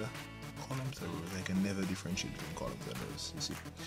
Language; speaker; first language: English; native; English